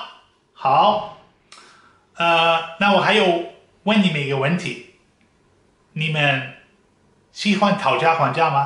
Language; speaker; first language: Chinese; non-native, fluent; Dutch